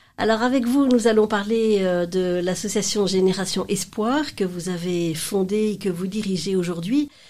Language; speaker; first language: French; native; French